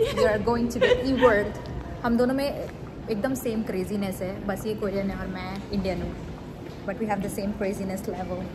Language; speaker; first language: Hindi; native; Hindi